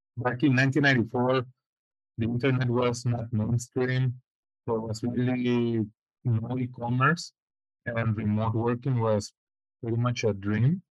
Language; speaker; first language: English; non-native, fluent; Spanish